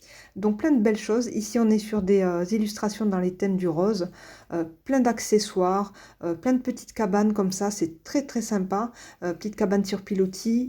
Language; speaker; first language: French; native; French